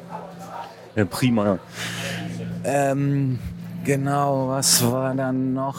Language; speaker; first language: German; native; German